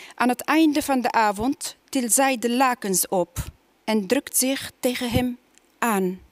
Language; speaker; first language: Dutch; non-native, fluent; Arabic